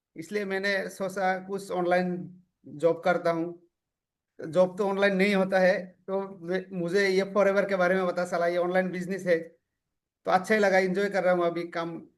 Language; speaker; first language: Hindi; non-native, local second language; Assamese